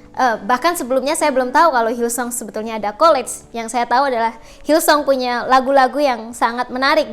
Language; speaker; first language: Indonesian; native; Indonesian